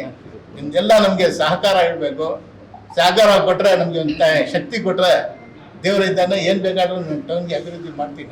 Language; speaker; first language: Kannada; non-native, local second language; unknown